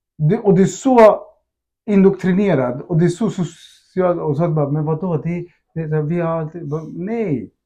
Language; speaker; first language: Swedish; early bilingual, other home language; Spanish